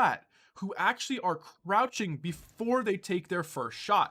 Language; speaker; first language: English; native; English